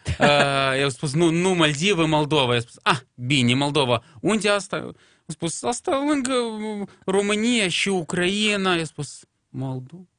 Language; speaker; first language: Romanian; non-native, local second language; Russian